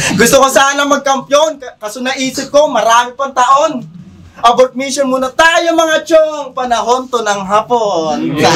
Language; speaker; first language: Filipino; native; Filipino